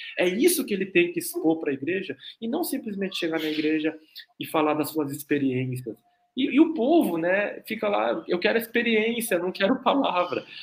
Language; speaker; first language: Portuguese; non-native, fluent; Korean